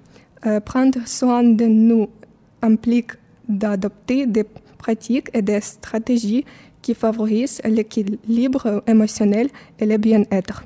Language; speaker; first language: French; non-native, fluent; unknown